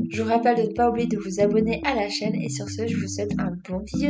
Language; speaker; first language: French; native; French